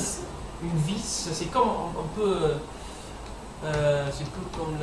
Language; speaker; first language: French; non-native, learner; English